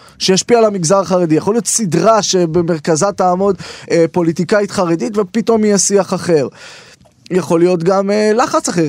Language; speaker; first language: Hebrew; native; Hebrew